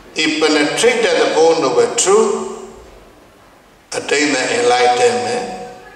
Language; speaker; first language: English; non-native, learner; Burmese